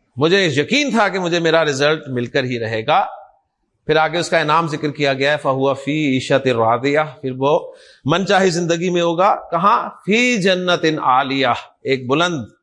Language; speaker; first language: Urdu; native; Urdu